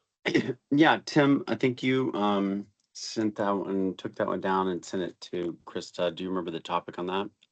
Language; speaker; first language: English; native; English